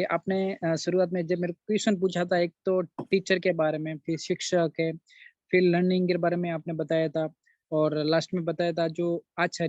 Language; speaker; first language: Hindi; native; Hindi